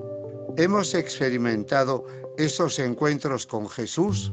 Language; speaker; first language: Spanish; native; Spanish